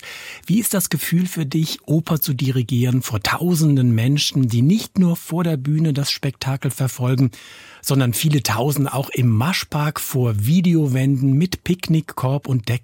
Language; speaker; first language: German; native; German